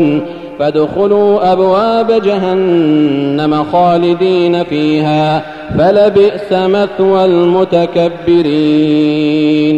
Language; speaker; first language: Arabic; native; Arabic